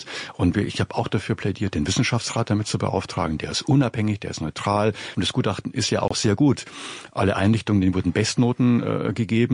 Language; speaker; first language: German; native; German